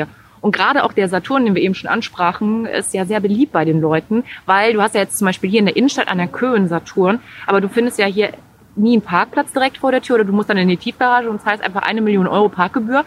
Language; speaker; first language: German; native; German